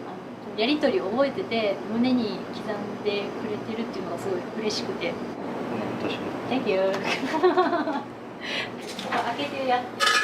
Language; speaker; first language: Japanese; native; Japanese